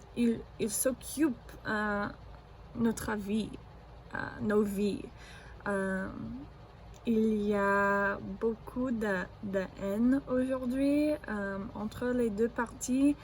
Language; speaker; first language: French; non-native, learner; English